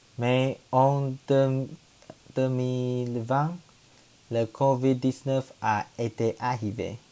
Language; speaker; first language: French; non-native, learner; Chinese